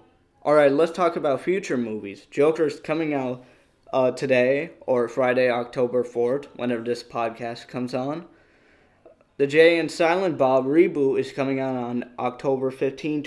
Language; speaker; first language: English; native; English